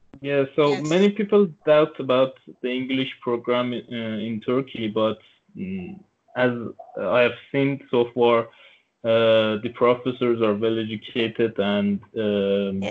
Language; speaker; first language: English; non-native, local second language; Turkish